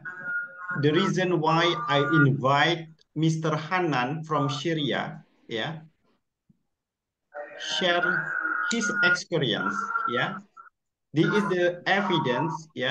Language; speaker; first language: English; non-native, learner; Indonesian